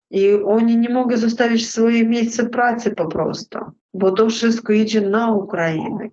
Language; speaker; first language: Polish; non-native, learner; Russian